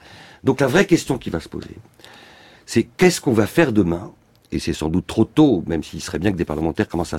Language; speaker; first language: French; native; French